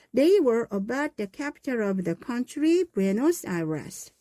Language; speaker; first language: English; non-native, fluent; Korean